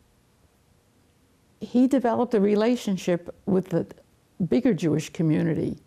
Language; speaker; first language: English; native; English